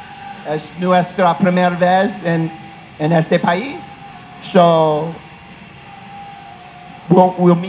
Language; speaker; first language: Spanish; non-native, learner; English